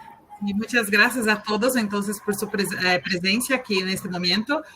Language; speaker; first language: Spanish; non-native, learner; Portuguese